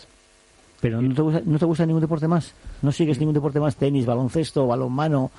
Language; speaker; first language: Spanish; native; Spanish